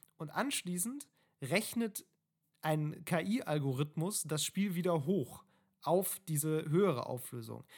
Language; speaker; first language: German; native; German